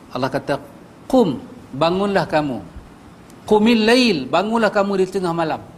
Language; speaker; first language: Malay; native; Malay